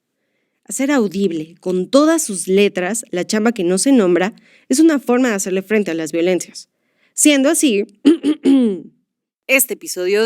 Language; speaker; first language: Spanish; native; Spanish